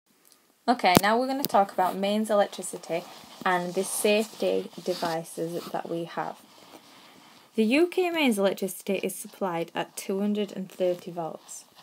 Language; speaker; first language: English; native; English